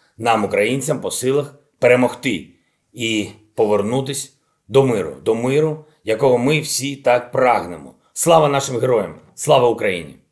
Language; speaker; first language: Ukrainian; non-native, local second language; Russian